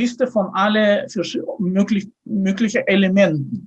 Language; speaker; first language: German; non-native, fluent; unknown